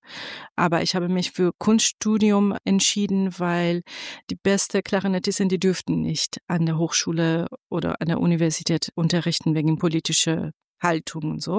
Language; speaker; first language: German; non-native, fluent; Persian